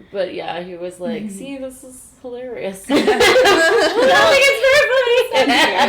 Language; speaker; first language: English; native; English